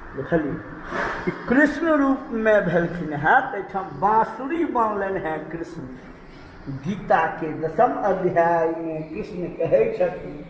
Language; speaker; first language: Maithili; native; Maithili